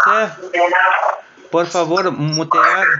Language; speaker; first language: Spanish; non-native, fluent; Portuguese